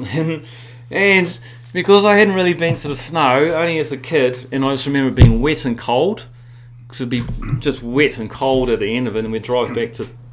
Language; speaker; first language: English; native; English